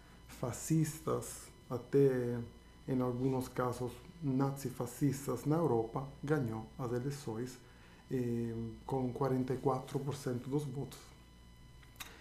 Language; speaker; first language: Portuguese; non-native, fluent; Italian